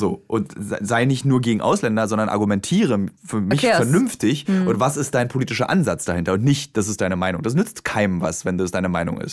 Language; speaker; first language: German; native; German